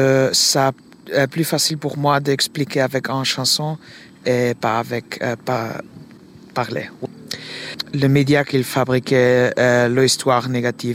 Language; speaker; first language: French; non-native, learner; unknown